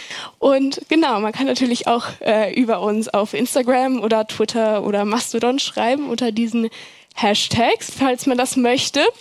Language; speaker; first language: German; native; German